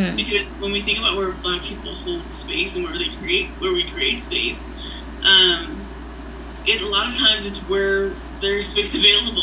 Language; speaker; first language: English; native; English